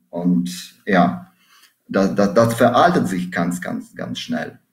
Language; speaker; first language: German; non-native, fluent; Russian